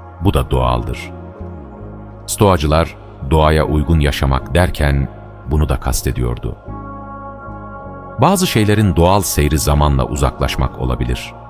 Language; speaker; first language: Turkish; native; Turkish